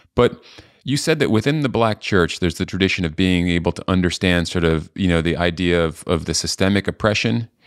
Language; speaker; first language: English; native; English